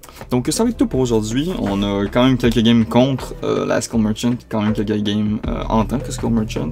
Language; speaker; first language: French; native; French